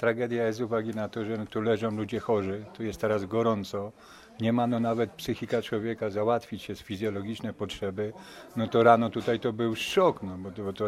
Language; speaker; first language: Polish; native; Polish